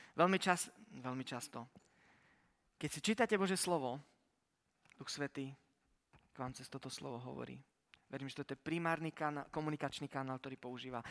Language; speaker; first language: Slovak; early bilingual, heritage; Slovak